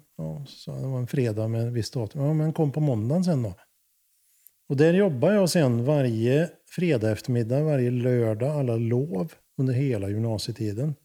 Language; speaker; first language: Swedish; native; Swedish